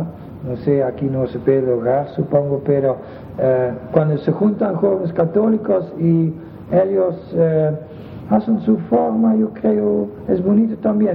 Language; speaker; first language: Spanish; non-native, fluent; Dutch